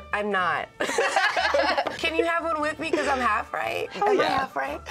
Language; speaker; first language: English; native; English